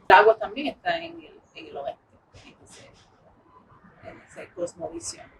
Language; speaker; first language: Spanish; early bilingual, heritage; English